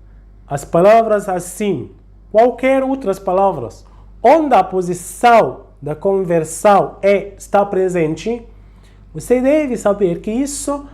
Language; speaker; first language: Portuguese; non-native, fluent; Arabic